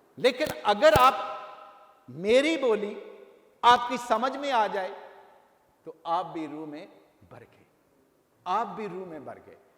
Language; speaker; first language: Urdu; non-native, local second language; Punjabi